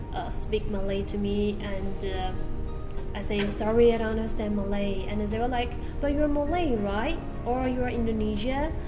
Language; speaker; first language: English; non-native, learner; Chinese